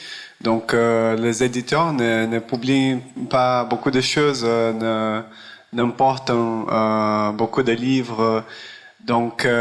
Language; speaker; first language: French; non-native, learner; Portuguese